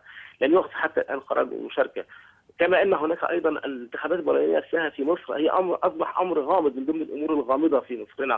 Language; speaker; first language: Arabic; native; Arabic